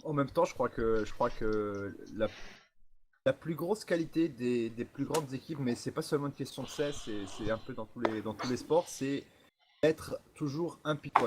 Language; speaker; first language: French; native; French